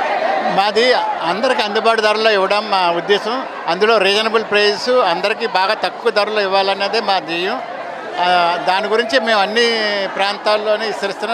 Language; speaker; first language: Telugu; native; Telugu